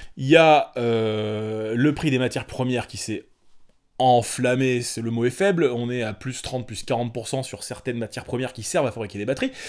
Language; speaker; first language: French; native; French